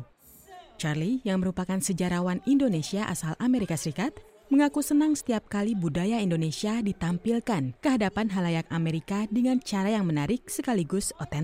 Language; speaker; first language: Indonesian; native; Indonesian